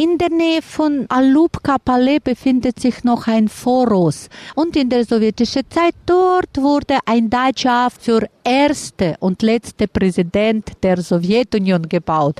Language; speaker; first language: German; non-native, learner; Russian